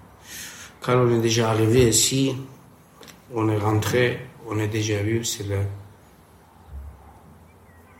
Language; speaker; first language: French; non-native, learner; Armenian